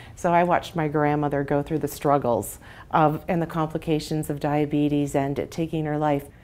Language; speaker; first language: English; native; English